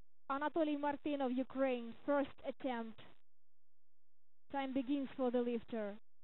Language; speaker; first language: English; non-native, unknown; Ukrainian